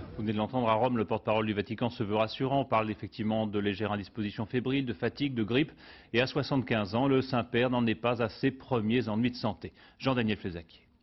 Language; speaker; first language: French; native; French